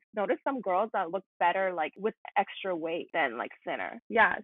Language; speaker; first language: English; native; English